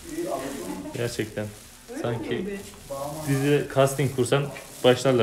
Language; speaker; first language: Turkish; native; Turkish